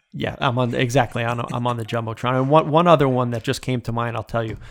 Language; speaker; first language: English; native; English